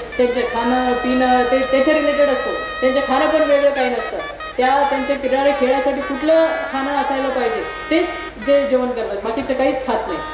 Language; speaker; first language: Marathi; non-native, fluent; Kannada